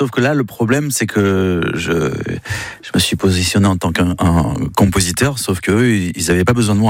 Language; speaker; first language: French; native; French